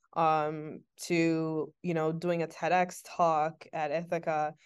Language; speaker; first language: English; native; English